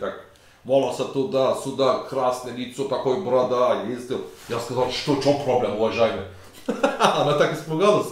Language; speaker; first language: Russian; non-native, learner; Turkish